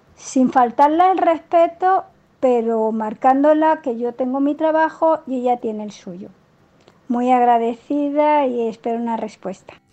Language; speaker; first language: Spanish; native; Spanish